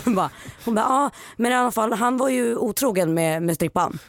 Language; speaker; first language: Swedish; native; Swedish